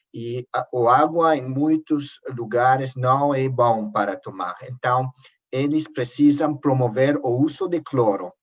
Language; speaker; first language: Portuguese; non-native, learner; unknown